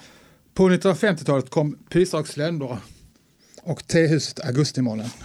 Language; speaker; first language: Swedish; native; Swedish